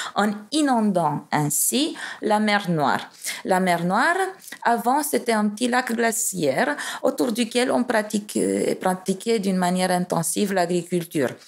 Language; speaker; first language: French; non-native, fluent; Romanian